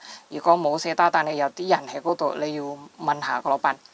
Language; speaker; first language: Cantonese; non-native, fluent; Indonesian